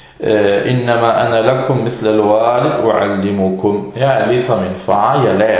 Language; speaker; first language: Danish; early bilingual, other home language; Arabic